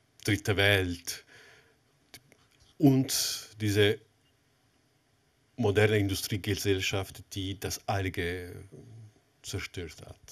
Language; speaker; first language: German; non-native, fluent; Italian